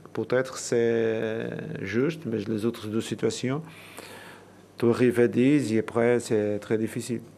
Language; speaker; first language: French; non-native, learner; Portuguese